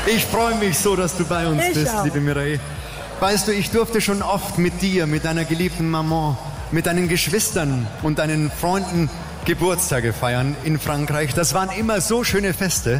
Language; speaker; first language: German; native; German